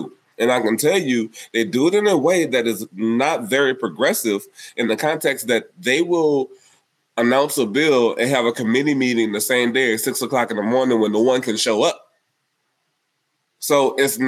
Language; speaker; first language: English; native; English